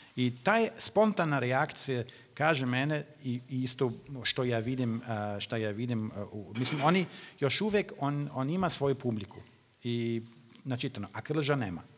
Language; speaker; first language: Serbian; non-native, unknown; German